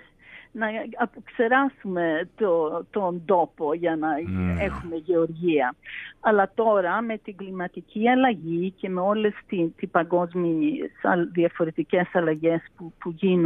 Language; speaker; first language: Greek; early bilingual, heritage; Greek